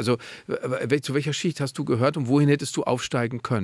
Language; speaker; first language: German; native; German